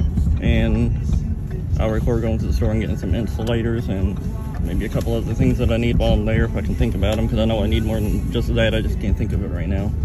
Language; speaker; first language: English; native; English